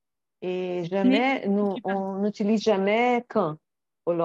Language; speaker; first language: French; non-native, learner; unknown